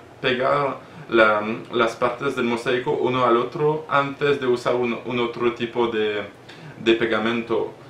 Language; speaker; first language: Spanish; non-native, learner; French